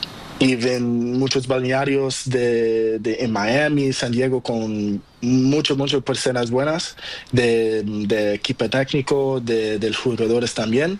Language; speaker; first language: Spanish; non-native, learner; Portuguese